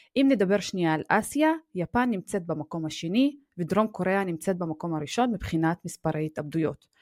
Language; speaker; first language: Hebrew; non-native, local second language; Arabic